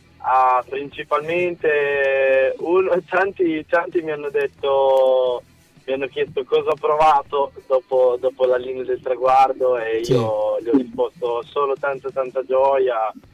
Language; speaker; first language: Italian; native; Italian